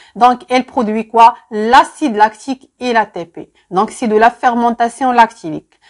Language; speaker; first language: French; non-native, local second language; Arabic